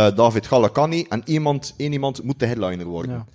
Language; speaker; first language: Dutch; native; Dutch